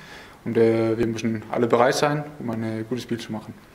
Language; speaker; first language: German; non-native, learner; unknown